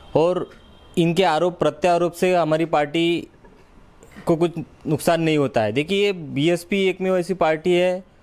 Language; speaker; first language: Hindi; non-native, local second language; Marathi